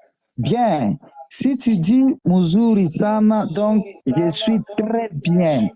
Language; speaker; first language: French; non-native, local second language; Swahili